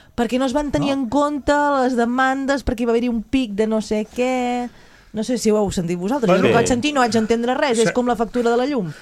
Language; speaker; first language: Catalan; native; Catalan